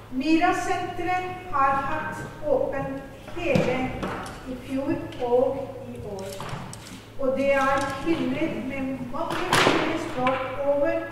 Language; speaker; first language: Norwegian; non-native, fluent; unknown